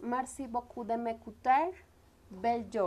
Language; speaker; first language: French; non-native, learner; Spanish